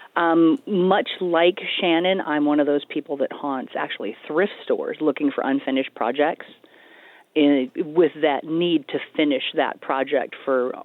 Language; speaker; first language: English; native; English